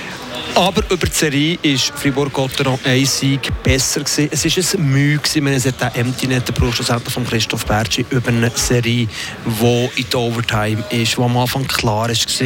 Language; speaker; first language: German; native; German